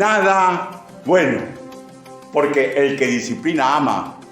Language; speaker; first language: Spanish; native; Spanish